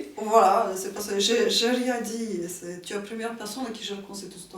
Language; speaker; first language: French; non-native, fluent; Ukrainian